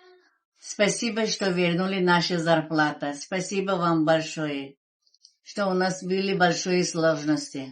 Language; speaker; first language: Russian; non-native, learner; Tajik